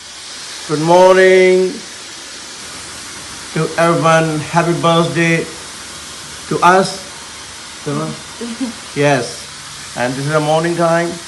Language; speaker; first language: English; non-native, learner; Urdu